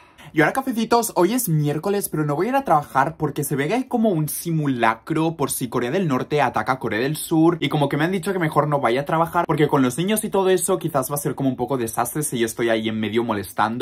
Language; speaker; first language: Spanish; native; Spanish